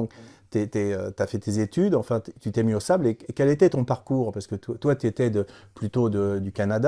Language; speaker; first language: French; native; French